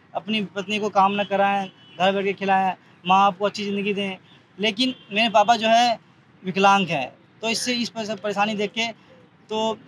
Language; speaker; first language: Hindi; native; Hindi